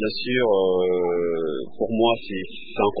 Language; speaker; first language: French; early bilingual, other home language; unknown